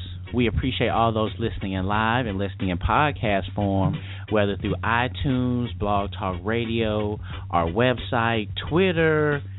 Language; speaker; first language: English; native; English